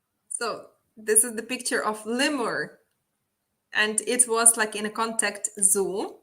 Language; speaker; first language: English; non-native, fluent; Ukrainian